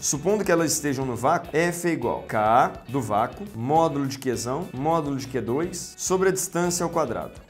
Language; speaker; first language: Portuguese; native; Portuguese